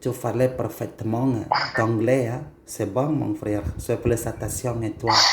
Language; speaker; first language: French; non-native, learner; Indonesian